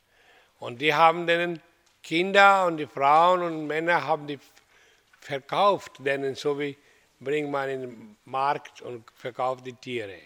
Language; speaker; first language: German; non-native, fluent; Hindi